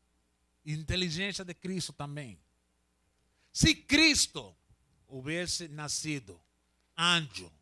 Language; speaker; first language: Portuguese; non-native, learner; Spanish